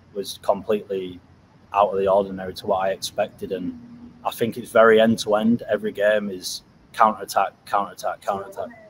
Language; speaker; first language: English; native; English